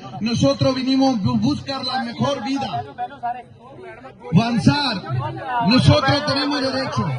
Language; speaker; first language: Spanish; non-native, learner; Punjabi